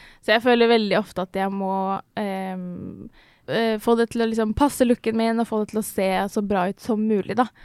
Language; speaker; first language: Norwegian; native; Norwegian